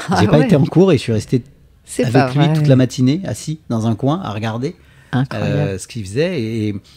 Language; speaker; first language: French; native; French